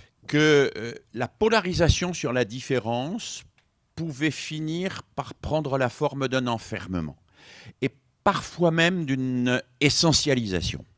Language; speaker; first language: French; native; French